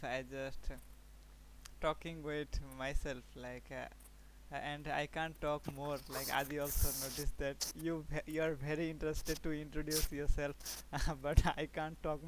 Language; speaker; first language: English; non-native, learner; Bangla